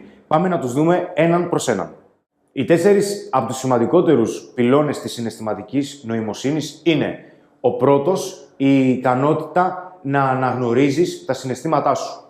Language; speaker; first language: Greek; native; Greek